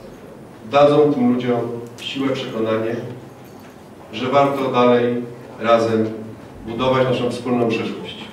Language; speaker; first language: Polish; native; Polish